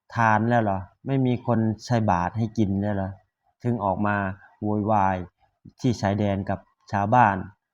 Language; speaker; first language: Thai; native; Thai